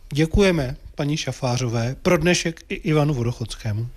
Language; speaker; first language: Czech; native; Czech